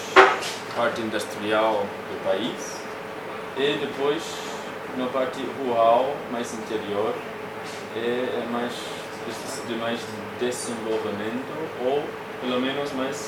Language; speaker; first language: Portuguese; non-native, fluent; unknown